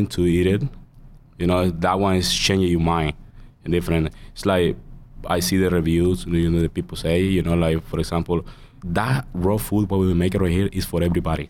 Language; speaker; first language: English; non-native, learner; Spanish